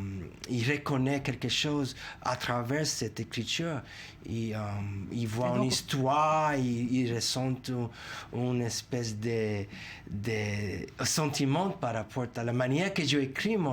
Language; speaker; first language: French; non-native, fluent; English